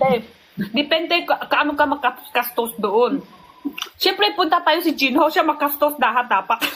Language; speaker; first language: Filipino; non-native, learner; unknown